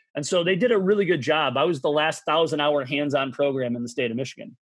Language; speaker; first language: English; native; English